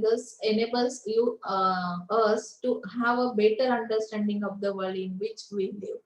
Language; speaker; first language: Hindi; non-native, local second language; Marathi